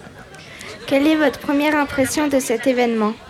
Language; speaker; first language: French; native; French